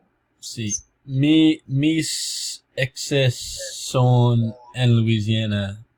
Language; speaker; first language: Spanish; non-native, learner; English